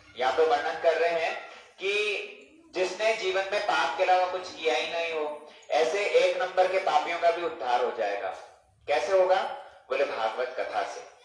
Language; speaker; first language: Hindi; non-native, fluent; English